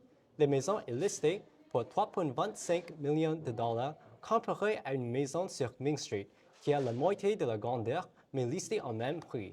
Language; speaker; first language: French; non-native, learner; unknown